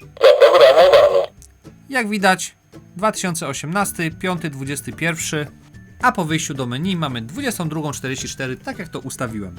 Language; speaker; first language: Polish; native; Polish